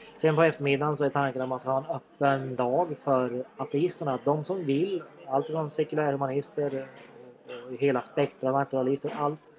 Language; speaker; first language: Swedish; native; Swedish